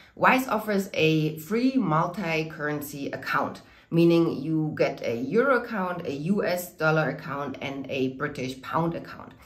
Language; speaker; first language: English; non-native, fluent; German